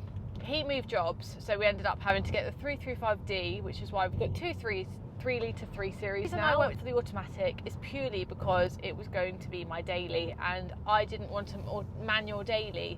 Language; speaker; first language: English; native; English